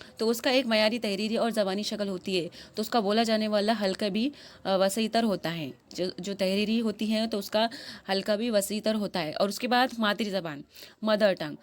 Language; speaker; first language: Urdu; native; Urdu